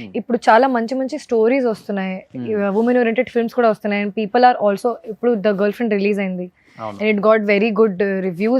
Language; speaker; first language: Telugu; non-native, fluent; Hindi